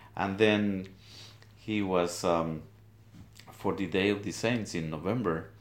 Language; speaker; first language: English; non-native, fluent; Spanish